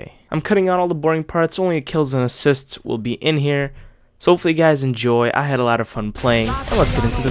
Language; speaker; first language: English; native; English